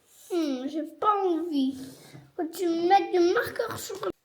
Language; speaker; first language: French; early bilingual, other home language; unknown